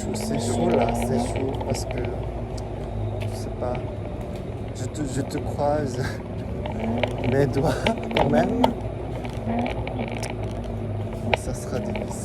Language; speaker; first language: French; non-native, fluent; Korean